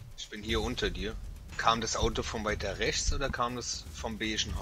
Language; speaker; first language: German; native; German